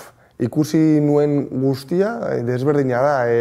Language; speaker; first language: Basque; non-native, local second language; Spanish